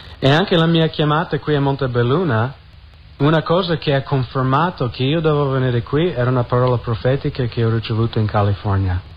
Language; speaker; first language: Italian; non-native, fluent; English